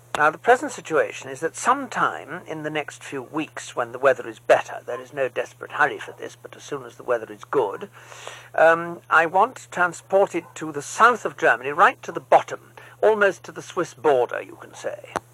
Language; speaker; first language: English; native; English